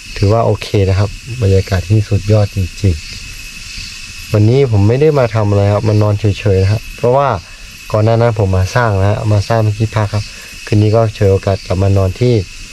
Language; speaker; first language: Thai; native; Thai